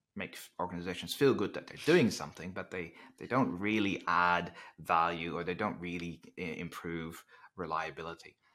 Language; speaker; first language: English; non-native, fluent; Dutch